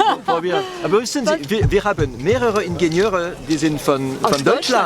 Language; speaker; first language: German; non-native, local second language; French